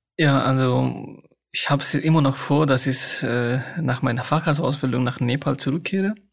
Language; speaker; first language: German; non-native, fluent; Nepali